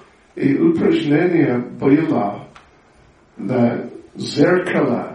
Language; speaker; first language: Russian; non-native, learner; English